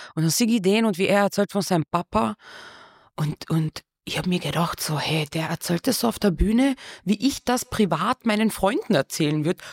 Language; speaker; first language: German; early bilingual, other home language; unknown